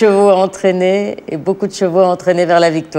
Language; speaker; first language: French; native; French